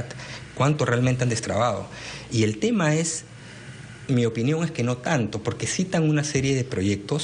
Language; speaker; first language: Spanish; native; Spanish